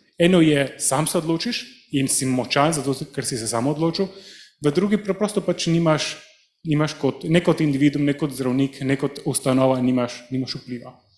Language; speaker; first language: Slovenian; early bilingual, heritage; Slovenian